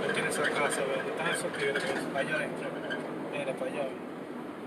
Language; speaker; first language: Spanish; native; Spanish